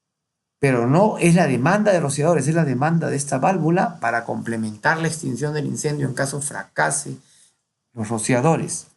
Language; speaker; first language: Spanish; native; Spanish